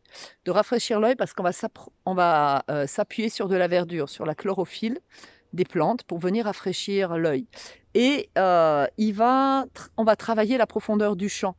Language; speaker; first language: French; native; French